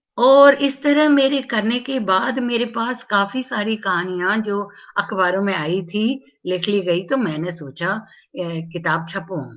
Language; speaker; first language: Hindi; non-native, local second language; Tamil